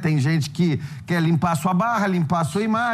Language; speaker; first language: Portuguese; native; Portuguese